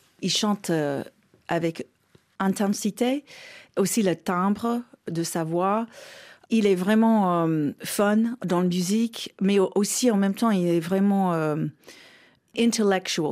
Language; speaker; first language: French; non-native, fluent; English